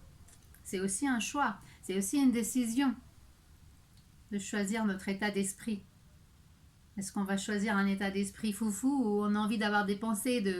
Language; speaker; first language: French; native; French